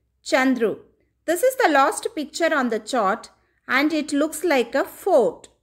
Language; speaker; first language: English; non-native, local second language; Tamil